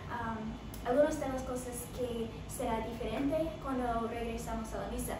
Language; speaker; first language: Spanish; non-native, learner; English